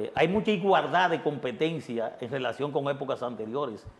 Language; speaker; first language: Spanish; native; Spanish